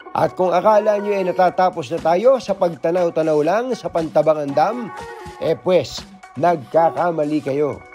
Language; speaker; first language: Filipino; native; Filipino